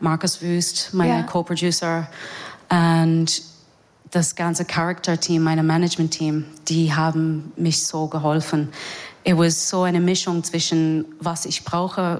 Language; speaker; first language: German; non-native, fluent; English